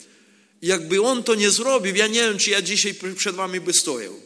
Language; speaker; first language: Polish; non-native, learner; Ukrainian